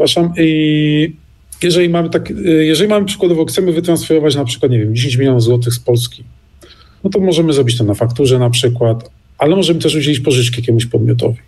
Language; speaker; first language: Polish; native; Polish